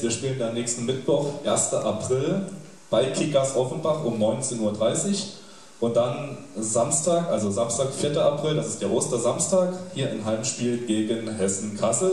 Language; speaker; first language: German; native; German